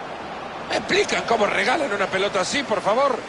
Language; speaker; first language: Spanish; native; Spanish